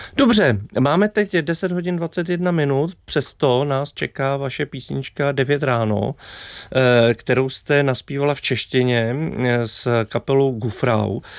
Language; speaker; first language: Czech; native; Czech